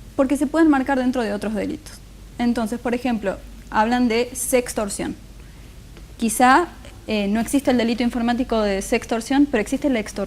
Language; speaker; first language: Spanish; native; Spanish